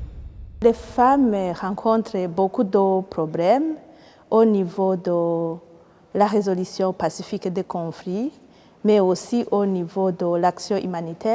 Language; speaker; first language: French; native; French